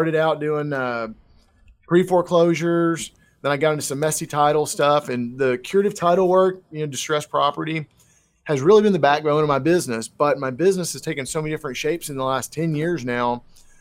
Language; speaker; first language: English; native; English